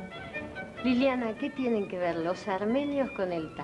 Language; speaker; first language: Spanish; native; Spanish